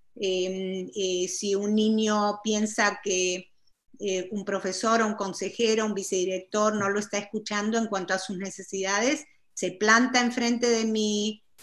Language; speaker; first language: Spanish; native; Spanish